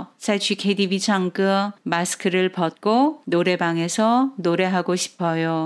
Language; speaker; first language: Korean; non-native, fluent; Chinese